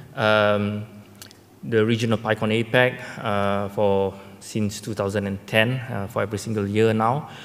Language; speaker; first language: English; non-native, local second language; Malay